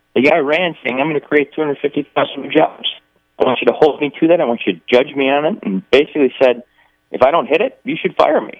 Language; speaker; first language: English; native; English